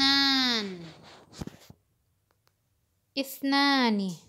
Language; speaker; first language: Arabic; non-native, fluent; Indonesian